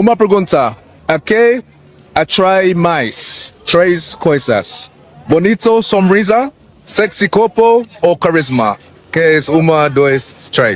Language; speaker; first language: Portuguese; non-native, learner; Spanish